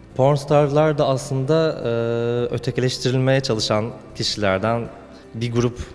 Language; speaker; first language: Turkish; native; Turkish